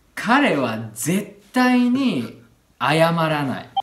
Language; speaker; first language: Japanese; native; Japanese